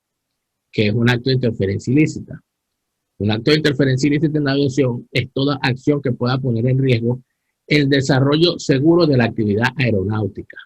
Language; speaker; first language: Spanish; native; Spanish